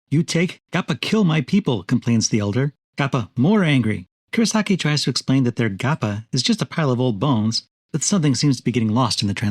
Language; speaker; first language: English; native; English